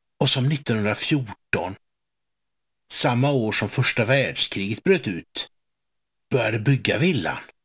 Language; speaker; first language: Swedish; native; Swedish